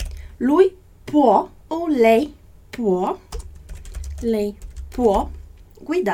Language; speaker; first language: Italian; non-native, fluent; Portuguese